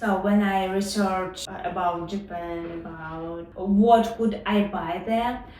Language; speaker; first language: English; non-native, learner; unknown